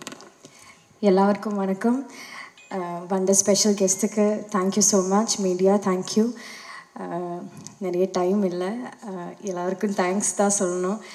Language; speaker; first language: Tamil; non-native, learner; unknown